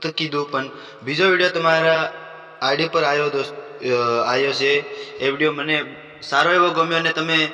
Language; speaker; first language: Gujarati; non-native, local second language; Bhili